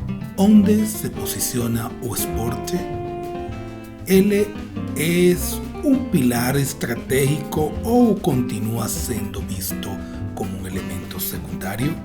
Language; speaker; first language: Portuguese; non-native, fluent; Spanish